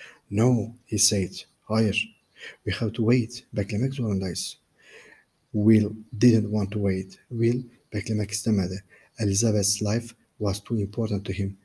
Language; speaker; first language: English; non-native, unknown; Turkish